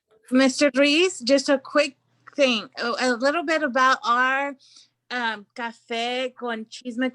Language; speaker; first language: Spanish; early bilingual, heritage; Spanish